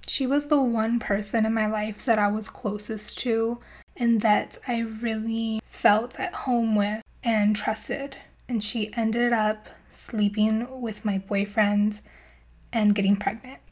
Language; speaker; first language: English; native; English